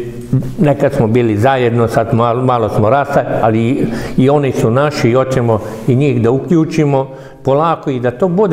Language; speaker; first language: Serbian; non-native, local second language; Hungarian